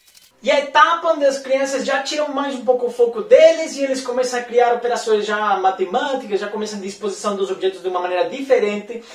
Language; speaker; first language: Portuguese; non-native, fluent; Spanish